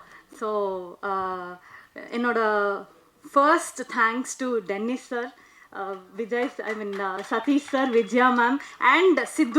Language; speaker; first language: Tamil; non-native, local second language; Kannada